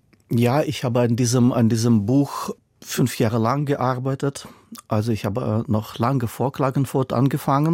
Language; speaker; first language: German; non-native, fluent; Russian